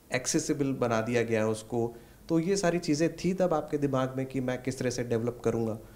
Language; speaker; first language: Hindi; native; Hindi